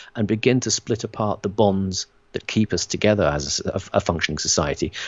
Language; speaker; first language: English; native; English